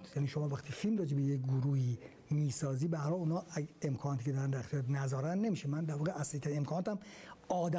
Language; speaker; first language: Persian; native; Persian